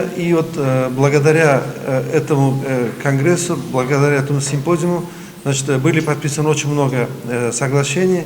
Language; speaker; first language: Russian; non-native, local second language; Uzbek